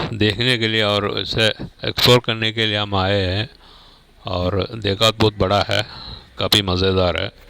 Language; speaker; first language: Hindi; non-native, local second language; Malayalam